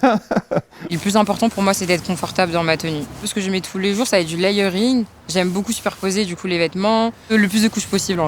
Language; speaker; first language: French; native; French